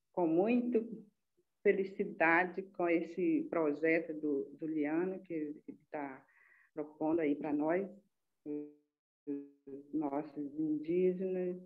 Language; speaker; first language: Portuguese; non-native, local second language; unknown